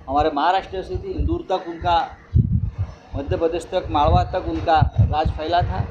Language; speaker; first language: Hindi; non-native, local second language; Marathi